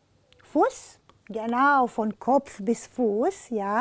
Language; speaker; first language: German; non-native, fluent; Romanian